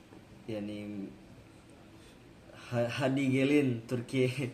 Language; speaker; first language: Turkish; non-native, learner; Indonesian